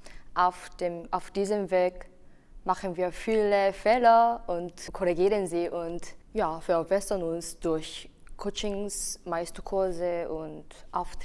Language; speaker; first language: German; non-native, fluent; Korean